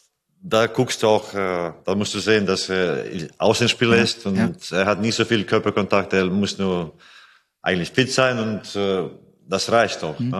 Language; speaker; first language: German; non-native, fluent; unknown